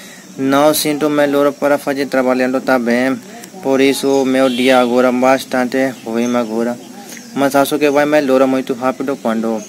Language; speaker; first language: Portuguese; non-native, learner; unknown